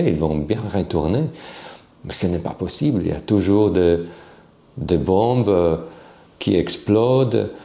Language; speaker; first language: French; non-native, fluent; Slovak